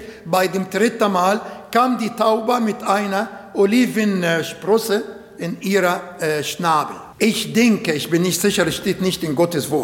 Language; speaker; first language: German; non-native, learner; Arabic